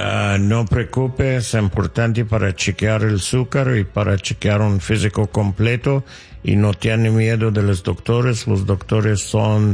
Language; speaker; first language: Spanish; non-native, fluent; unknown